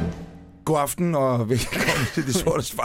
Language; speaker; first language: Danish; native; Danish